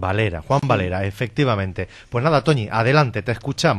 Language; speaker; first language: Spanish; native; Spanish